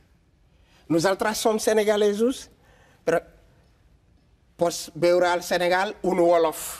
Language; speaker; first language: Catalan; non-native, fluent; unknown